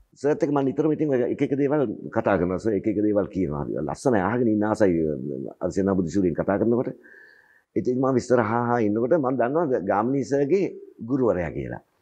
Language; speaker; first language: Sinhala; native; Sinhala